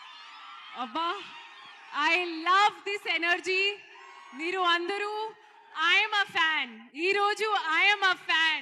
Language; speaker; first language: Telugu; non-native, learner; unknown